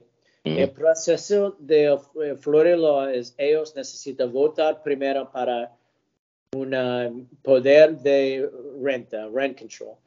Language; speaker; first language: Spanish; early bilingual, heritage; English